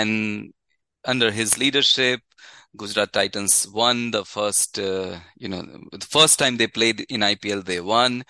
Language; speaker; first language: English; non-native, local second language; Gujarati